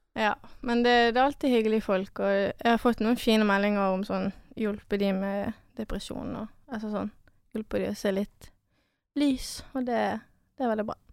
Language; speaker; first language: Norwegian; early bilingual, other home language; French